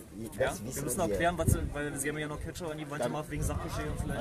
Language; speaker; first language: German; native; German